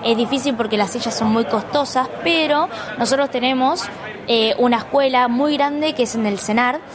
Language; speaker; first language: Spanish; native; Spanish